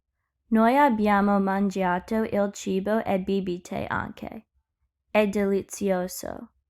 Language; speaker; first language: Italian; non-native, learner; English